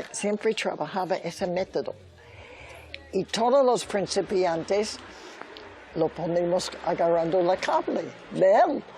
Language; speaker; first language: Spanish; early bilingual, other home language; English